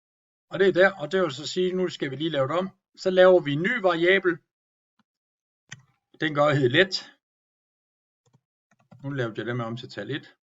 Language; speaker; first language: Danish; native; Danish